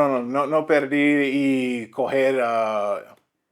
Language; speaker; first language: Spanish; non-native, learner; English